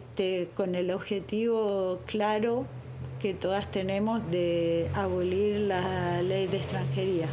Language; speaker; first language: Spanish; native; Spanish